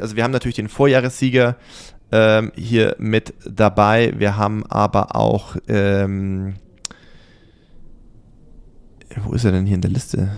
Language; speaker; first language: German; native; German